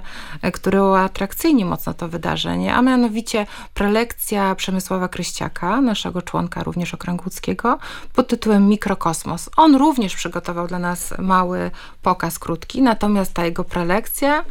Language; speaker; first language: Polish; native; Polish